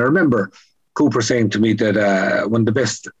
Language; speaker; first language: English; native; English